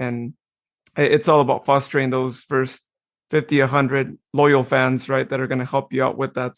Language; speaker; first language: English; native; English